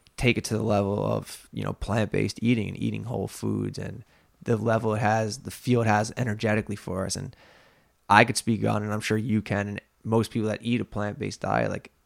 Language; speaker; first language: English; native; English